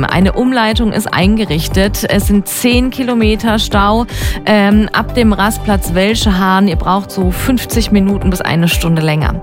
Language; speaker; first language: German; native; German